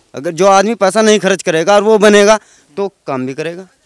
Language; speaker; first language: Hindi; native; Hindi